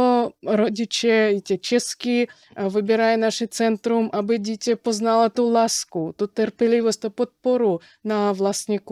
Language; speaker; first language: Czech; non-native, fluent; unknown